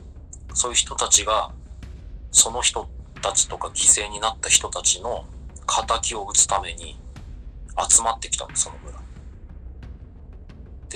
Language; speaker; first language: Japanese; native; Japanese